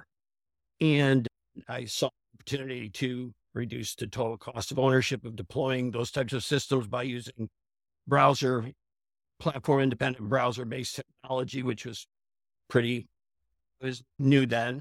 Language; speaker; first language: English; native; English